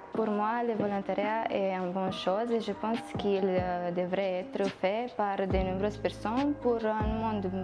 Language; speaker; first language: French; non-native, learner; Romanian